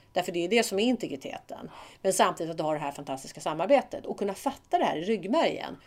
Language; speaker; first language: Swedish; native; Swedish